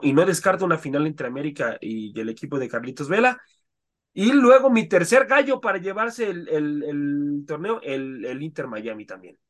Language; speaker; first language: Spanish; native; Spanish